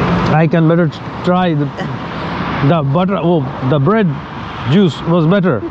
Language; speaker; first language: English; non-native, learner; Hindi